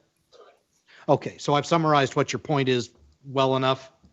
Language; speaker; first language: English; native; English